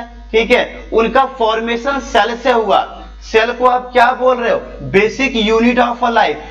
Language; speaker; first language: Hindi; native; Hindi